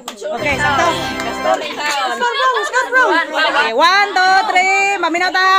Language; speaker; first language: Cebuano; native; Cebuano